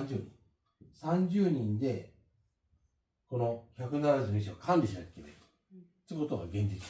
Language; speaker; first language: Japanese; native; Japanese